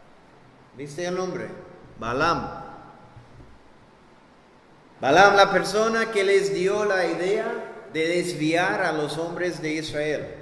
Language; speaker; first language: Spanish; non-native, fluent; English